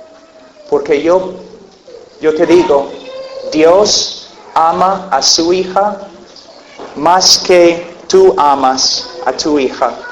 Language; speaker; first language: Spanish; non-native, fluent; English